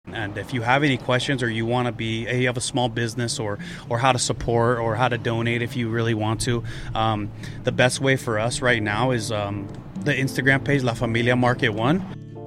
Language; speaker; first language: English; early bilingual, other home language; Spanish